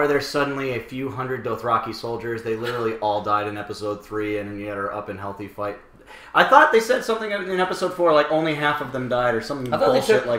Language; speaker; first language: English; native; English